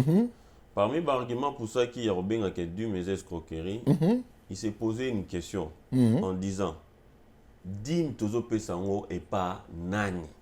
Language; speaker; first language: French; non-native, local second language; Lingala